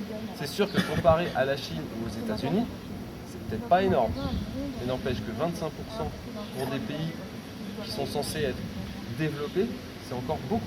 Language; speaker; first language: French; native; French